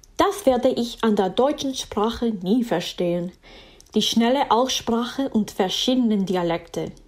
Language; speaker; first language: German; non-native, fluent; English